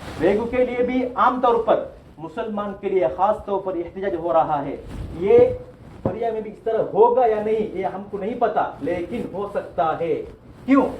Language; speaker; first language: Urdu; non-native, local second language; Tamil